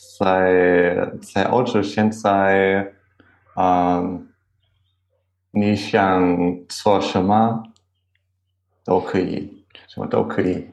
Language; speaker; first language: Chinese; non-native, learner; German